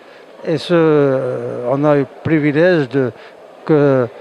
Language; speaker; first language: French; non-native, local second language; Arabic